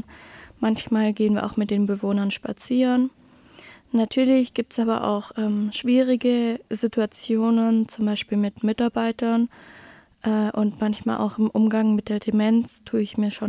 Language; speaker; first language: German; native; German